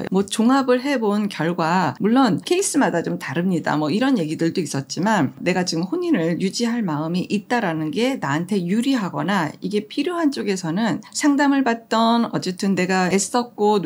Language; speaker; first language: Korean; native; Korean